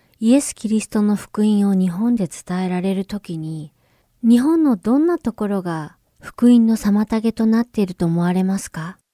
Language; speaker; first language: Japanese; native; Japanese